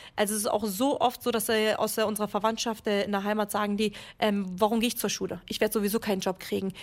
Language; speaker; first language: German; early bilingual, other home language; Kurdish